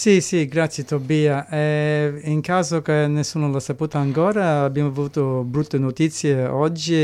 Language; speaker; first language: Italian; early bilingual, heritage; English